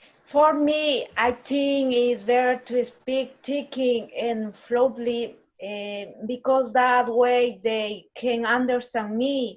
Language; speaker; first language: English; non-native, learner; Spanish